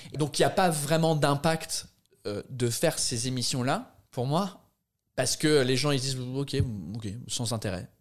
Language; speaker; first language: French; non-native, fluent; English